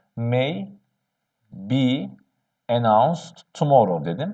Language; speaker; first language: English; non-native, fluent; Turkish